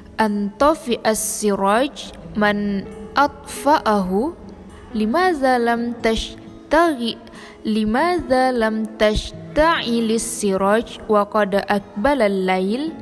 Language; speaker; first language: Arabic; non-native, learner; Indonesian